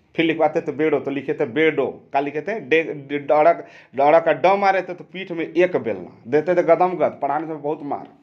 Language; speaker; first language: Hindi; native; Hindi